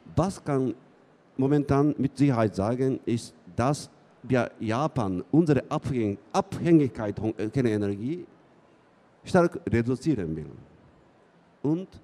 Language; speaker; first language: German; non-native, fluent; Japanese